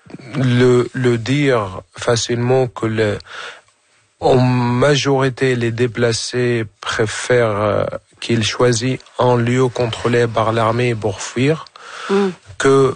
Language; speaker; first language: French; non-native, fluent; Arabic